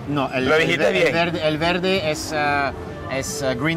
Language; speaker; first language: Spanish; non-native, fluent; French